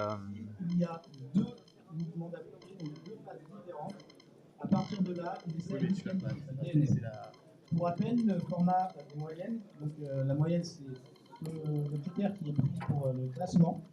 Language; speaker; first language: French; native; French